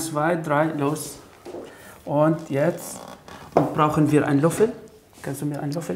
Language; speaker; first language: German; non-native, fluent; Arabic